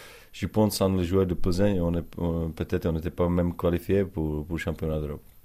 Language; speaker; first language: French; non-native, learner; Czech